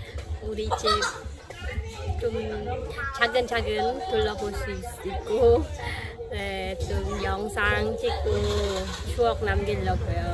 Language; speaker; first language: Korean; non-native, fluent; Khmer